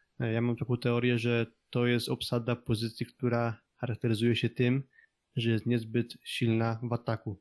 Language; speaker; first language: Polish; native; Polish